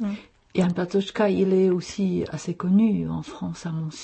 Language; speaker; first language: French; non-native, fluent; Czech